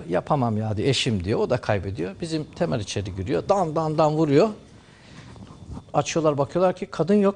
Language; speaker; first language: Turkish; native; Turkish